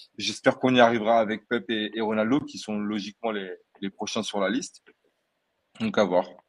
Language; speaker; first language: French; early bilingual, other home language; Portuguese